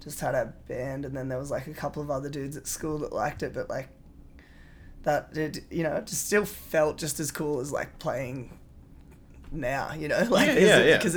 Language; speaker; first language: English; native; English